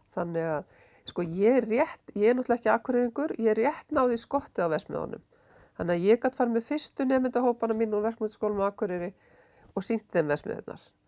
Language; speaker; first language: Icelandic; native; Icelandic